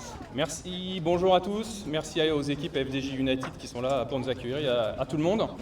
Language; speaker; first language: French; native; French